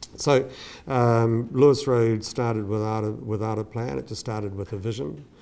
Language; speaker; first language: English; native; English